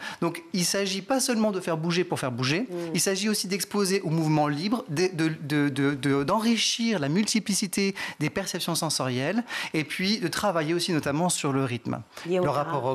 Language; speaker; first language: French; native; French